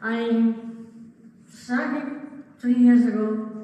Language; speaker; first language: English; non-native, learner; Italian